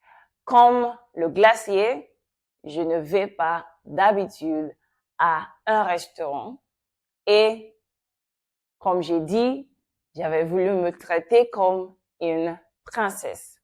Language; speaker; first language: French; non-native, fluent; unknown